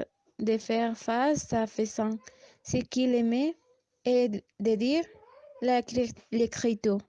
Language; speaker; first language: French; non-native, learner; Spanish